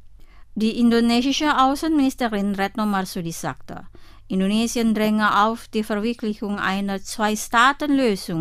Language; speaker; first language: German; non-native, fluent; Indonesian